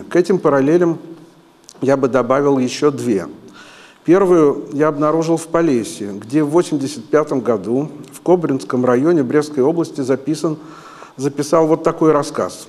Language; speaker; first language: Russian; native; Russian